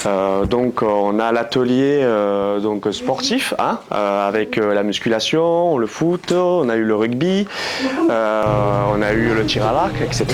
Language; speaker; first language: French; native; French